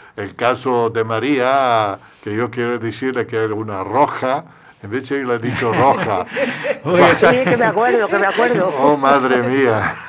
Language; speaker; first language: Spanish; non-native, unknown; Italian